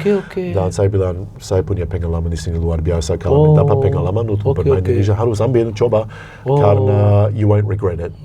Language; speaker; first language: Indonesian; non-native, fluent; English